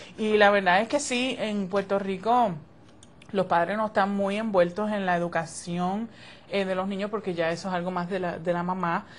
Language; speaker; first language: Spanish; early bilingual, heritage; Spanish